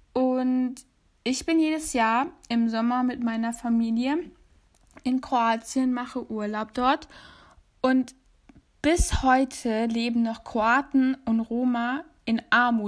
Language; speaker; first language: German; early bilingual, other home language; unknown